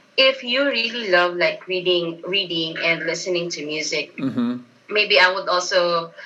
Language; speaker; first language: English; non-native, local second language; Filipino